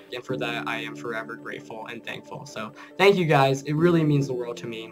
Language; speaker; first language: English; native; English